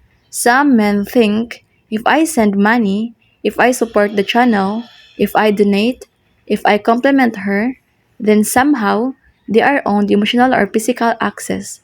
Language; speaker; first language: English; non-native, local second language; Filipino